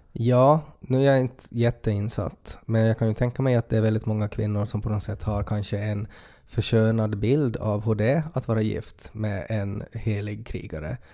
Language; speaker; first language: Swedish; native; Swedish